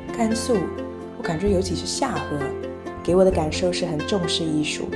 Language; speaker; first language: Chinese; non-native, local second language; English